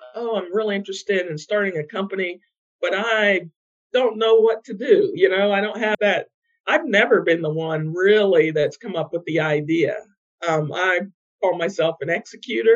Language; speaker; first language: English; native; English